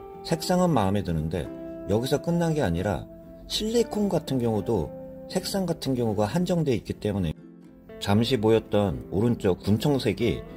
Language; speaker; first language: Korean; native; Korean